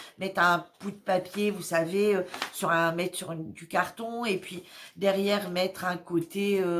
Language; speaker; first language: French; native; French